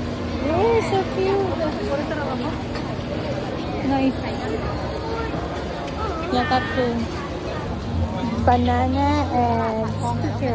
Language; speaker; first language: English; non-native, local second language; Cebuano